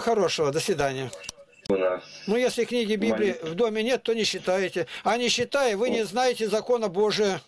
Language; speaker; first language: Russian; native; Russian